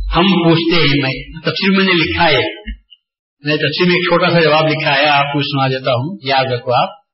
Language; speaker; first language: Urdu; native; Urdu